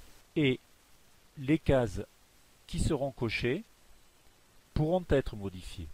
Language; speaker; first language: French; native; French